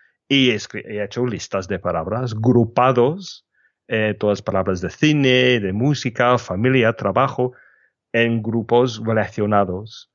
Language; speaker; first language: Spanish; non-native, fluent; English